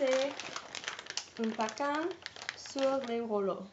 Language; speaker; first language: French; non-native, learner; English